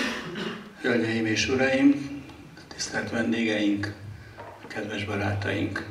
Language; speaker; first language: Hungarian; native; Hungarian